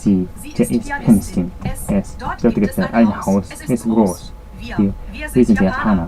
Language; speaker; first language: German; non-native, learner; Japanese